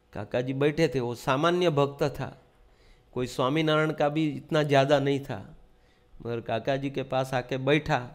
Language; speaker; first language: Hindi; non-native, local second language; Gujarati